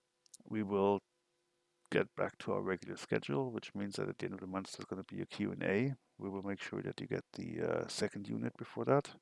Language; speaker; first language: English; non-native, fluent; German